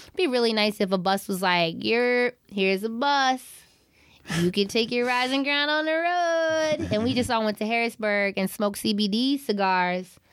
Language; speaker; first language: English; native; English